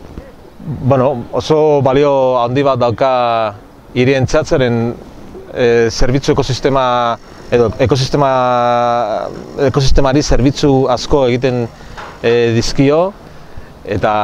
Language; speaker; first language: Basque; non-native, local second language; Spanish